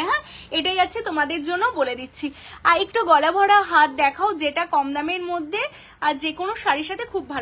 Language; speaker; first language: Bangla; native; Bangla